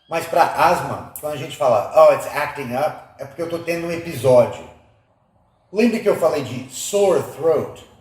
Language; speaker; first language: Portuguese; non-native, fluent; English